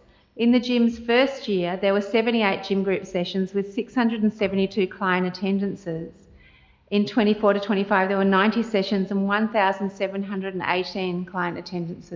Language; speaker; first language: English; native; English